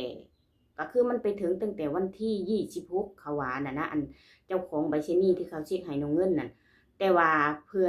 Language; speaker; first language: Thai; non-native, local second language; Lao